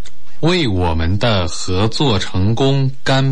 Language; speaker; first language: Chinese; non-native, learner; Portuguese